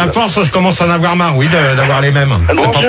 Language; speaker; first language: French; native; French